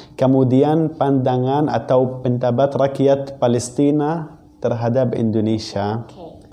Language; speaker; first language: Indonesian; non-native, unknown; Arabic